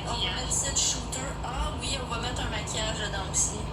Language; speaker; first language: French; native; French